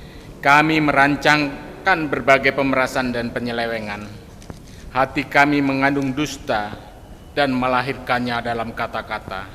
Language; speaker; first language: Indonesian; native; Indonesian